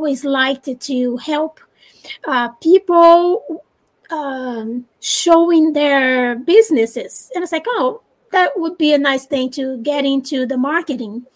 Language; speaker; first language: English; non-native, fluent; Portuguese